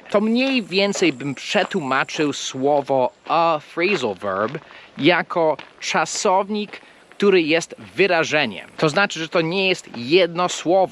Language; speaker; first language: Polish; non-native, fluent; English